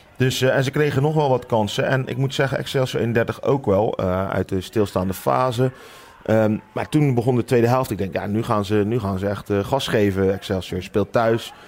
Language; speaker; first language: Dutch; native; Dutch